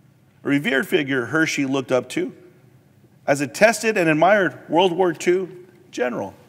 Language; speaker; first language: English; native; English